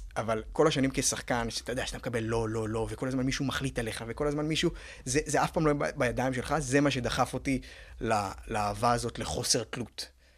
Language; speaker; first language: Hebrew; native; Hebrew